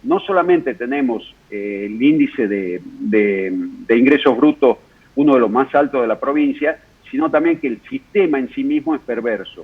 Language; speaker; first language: Spanish; native; Spanish